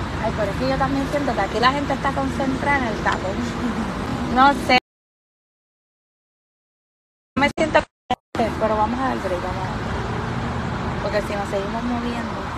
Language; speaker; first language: Spanish; native; Spanish